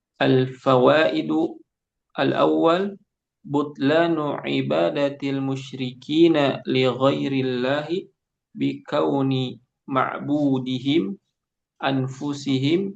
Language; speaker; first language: Arabic; non-native, learner; Indonesian